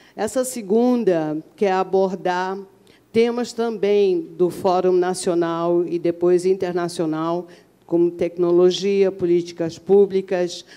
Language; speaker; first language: Portuguese; early bilingual, other home language; Arabic